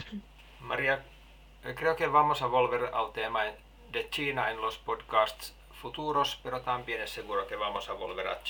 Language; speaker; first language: Spanish; non-native, learner; Finnish